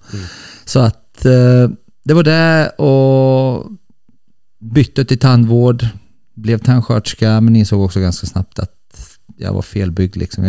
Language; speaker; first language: Swedish; early bilingual, other home language; Bosnian